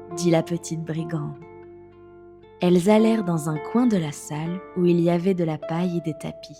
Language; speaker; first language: French; native; French